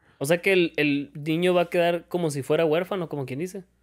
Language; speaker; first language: Spanish; early bilingual, heritage; Spanish